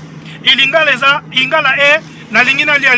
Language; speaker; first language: Portuguese; non-native, learner; Lingala